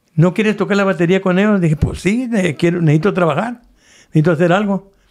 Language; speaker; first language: Spanish; native; Spanish